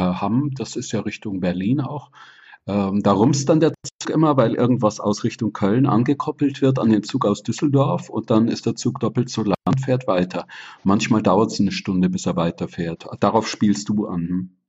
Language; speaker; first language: German; native; German